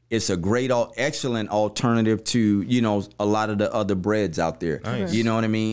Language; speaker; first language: English; native; English